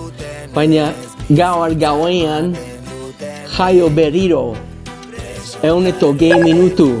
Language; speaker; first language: Basque; non-native, learner; English